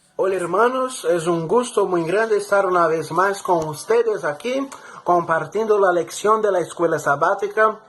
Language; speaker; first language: Spanish; non-native, fluent; Portuguese